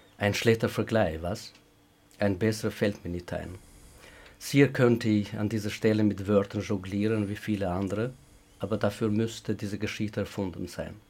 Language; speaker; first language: German; non-native, fluent; Albanian